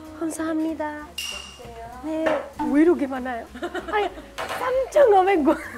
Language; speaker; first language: Korean; non-native, learner; Spanish